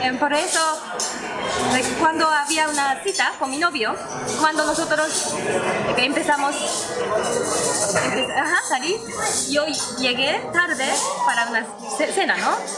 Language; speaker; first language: Spanish; non-native, learner; Japanese